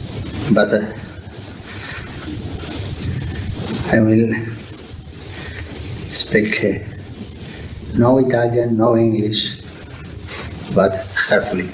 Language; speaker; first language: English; non-native, learner; Spanish